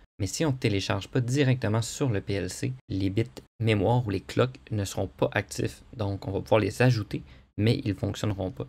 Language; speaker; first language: French; native; French